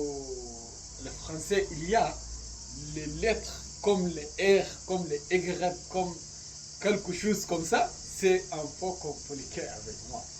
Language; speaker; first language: French; non-native, learner; Arabic